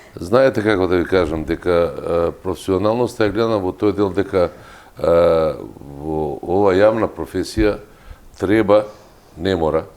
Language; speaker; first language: Macedonian; native; Macedonian